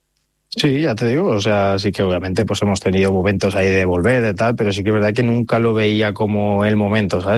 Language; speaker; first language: Spanish; native; Spanish